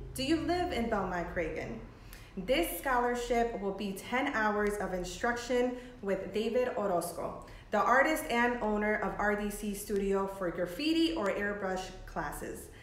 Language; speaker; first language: English; early bilingual, other home language; Spanish